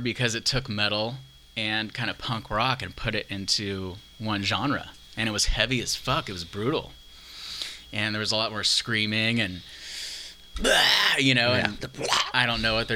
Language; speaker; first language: English; native; English